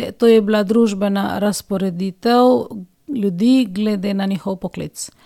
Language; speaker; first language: Slovenian; non-native, fluent; Hindi